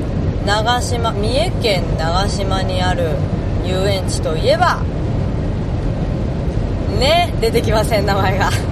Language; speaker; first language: Japanese; native; Japanese